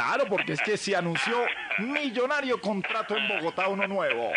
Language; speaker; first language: Spanish; native; Spanish